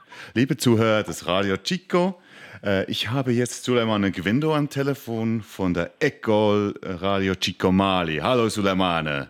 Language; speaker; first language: German; native; German